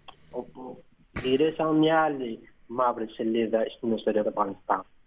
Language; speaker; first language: Greek; non-native, fluent; Persian